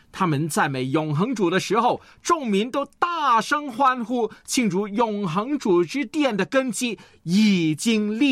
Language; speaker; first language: Chinese; native; Chinese